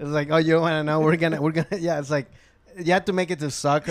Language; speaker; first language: English; non-native, fluent; Spanish